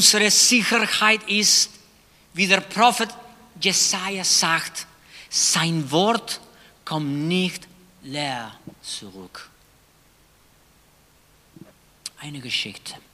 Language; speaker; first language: German; non-native, fluent; Spanish